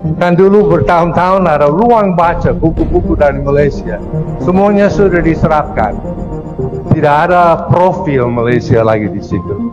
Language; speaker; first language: Malay; non-native, fluent; English